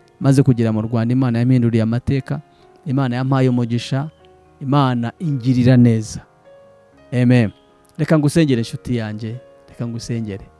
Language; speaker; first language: Kinyarwanda; early bilingual, heritage; Kinyarwanda